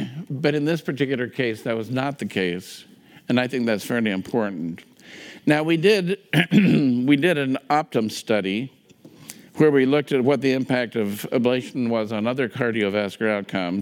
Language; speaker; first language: English; native; English